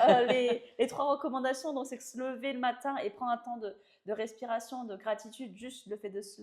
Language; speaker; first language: French; native; French